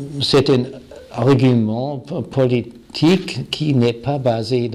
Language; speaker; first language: French; non-native, fluent; German